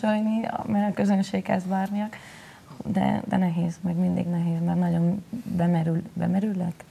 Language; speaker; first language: Hungarian; non-native, local second language; Spanish